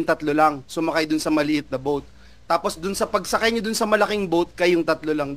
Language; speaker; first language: Filipino; native; Filipino